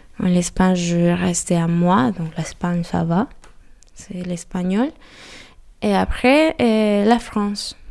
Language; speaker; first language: French; non-native, learner; Spanish